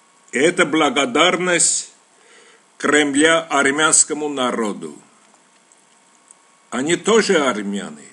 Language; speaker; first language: Russian; non-native, local second language; Armenian